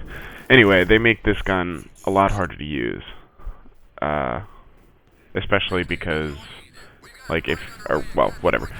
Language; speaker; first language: English; native; English